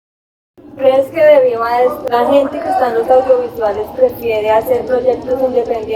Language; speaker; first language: Spanish; native; Spanish